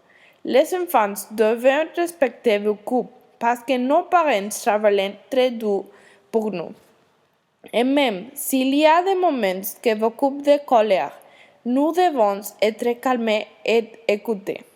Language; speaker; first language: French; non-native, learner; Spanish